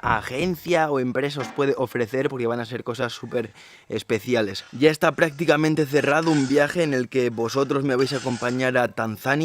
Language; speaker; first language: Spanish; native; Spanish